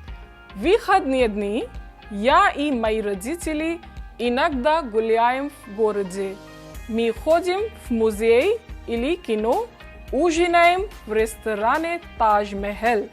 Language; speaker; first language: Russian; non-native, fluent; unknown